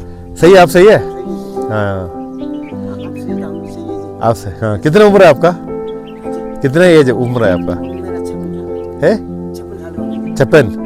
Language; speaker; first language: Hindi; non-native, local second language; Malayalam